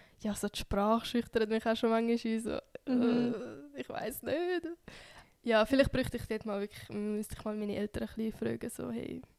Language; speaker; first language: German; early bilingual, other home language; Hungarian